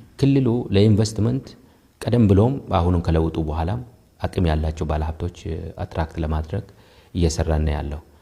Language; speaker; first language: Amharic; non-native, local second language; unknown